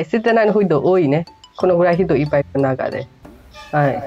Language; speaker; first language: Japanese; non-native, fluent; Burmese